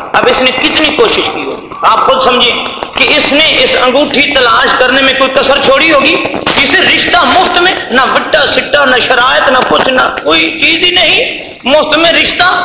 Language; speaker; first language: Urdu; non-native, local second language; Punjabi